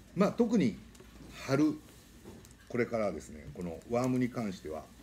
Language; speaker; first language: Japanese; native; Japanese